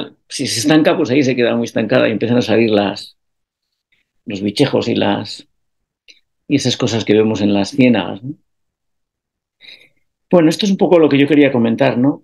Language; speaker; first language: Spanish; native; Spanish